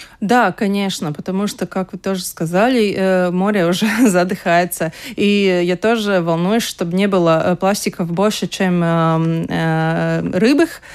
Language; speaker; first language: Russian; non-native, local second language; Latvian